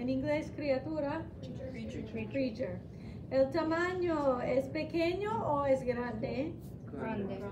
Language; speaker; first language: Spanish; non-native, fluent; English